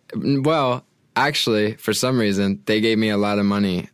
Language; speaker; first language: English; native; English